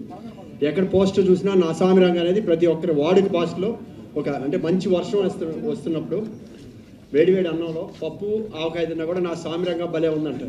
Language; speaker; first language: Telugu; native; Telugu